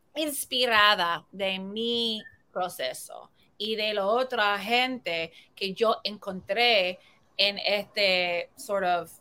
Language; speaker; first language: Spanish; early bilingual, heritage; Spanish